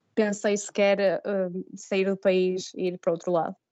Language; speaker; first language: Portuguese; native; Portuguese